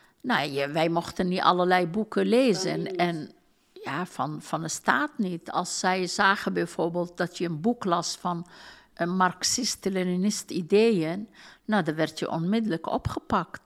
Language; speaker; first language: Dutch; non-native, fluent; Turkish